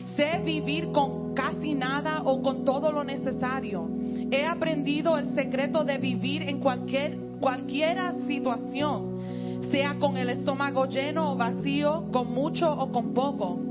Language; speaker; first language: Spanish; early bilingual, heritage; Spanish